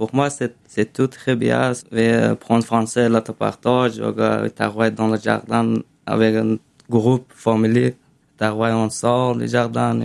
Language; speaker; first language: French; non-native, learner; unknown